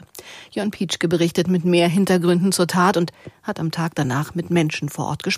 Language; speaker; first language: German; native; German